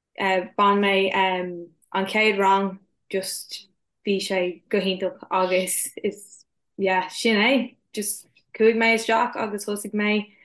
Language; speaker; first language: Irish; non-native, local second language; English